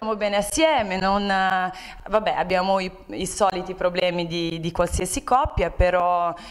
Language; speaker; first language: Italian; non-native, fluent; Portuguese